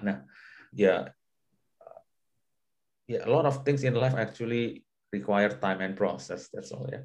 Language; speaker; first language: English; non-native, fluent; Indonesian